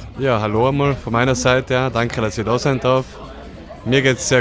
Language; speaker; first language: German; native; German